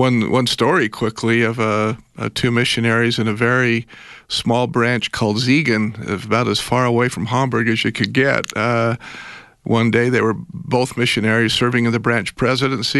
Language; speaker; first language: English; native; English